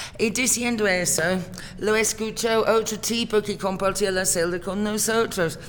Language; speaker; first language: Spanish; non-native, fluent; English